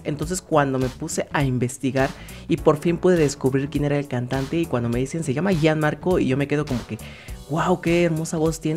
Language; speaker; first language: Spanish; native; Spanish